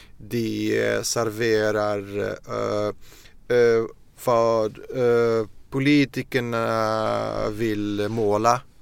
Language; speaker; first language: Swedish; non-native, fluent; Arabic